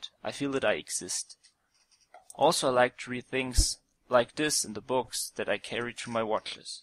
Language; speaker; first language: English; non-native, fluent; German